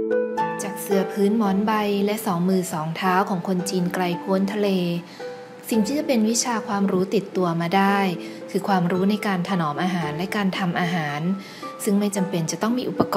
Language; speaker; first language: Thai; native; Thai